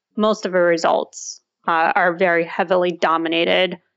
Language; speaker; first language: English; early bilingual, other home language; Russian